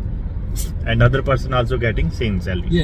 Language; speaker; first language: English; non-native, local second language; Hindi